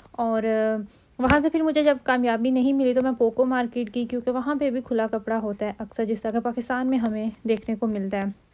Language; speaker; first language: Urdu; native; Urdu